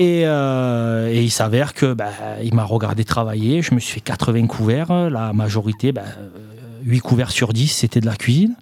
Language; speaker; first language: French; native; French